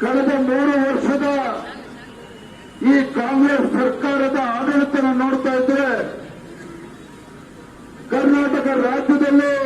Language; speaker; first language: Kannada; native; Kannada